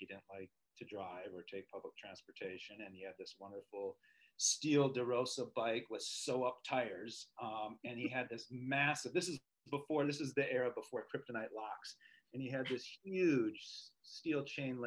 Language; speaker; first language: English; native; English